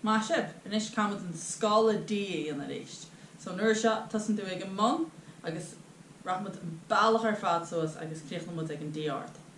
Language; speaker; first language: Irish; native; Irish